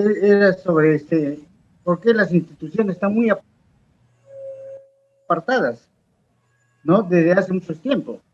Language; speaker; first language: Spanish; native; Spanish